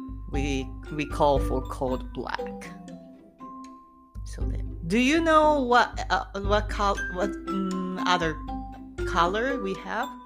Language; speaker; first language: English; non-native, fluent; Japanese